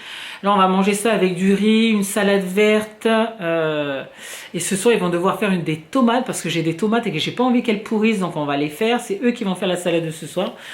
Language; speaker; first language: French; native; French